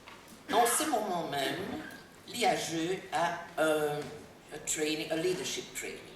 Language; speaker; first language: French; non-native, fluent; Dutch